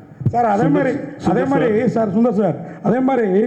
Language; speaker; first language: Tamil; native; Tamil